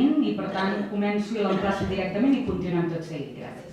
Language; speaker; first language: Catalan; native; Catalan